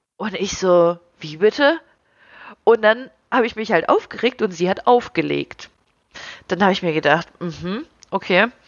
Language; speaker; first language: German; early bilingual, other home language; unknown